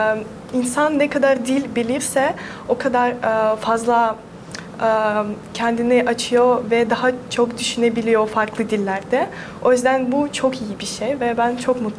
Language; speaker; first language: Turkish; non-native, fluent; Russian